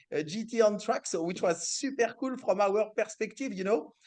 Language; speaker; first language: English; non-native, fluent; French